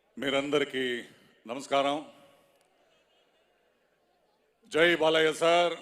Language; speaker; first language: Telugu; non-native, learner; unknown